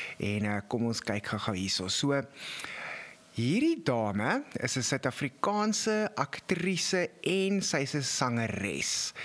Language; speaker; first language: Afrikaans; native; Afrikaans